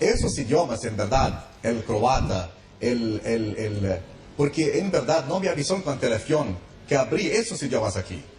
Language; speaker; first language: Spanish; non-native, fluent; Arabic